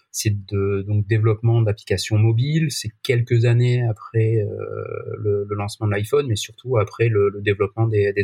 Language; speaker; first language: French; native; French